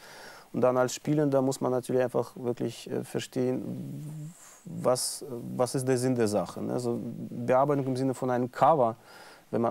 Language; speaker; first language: German; non-native, fluent; Russian